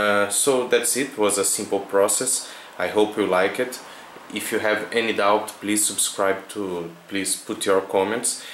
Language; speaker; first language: English; non-native, fluent; Portuguese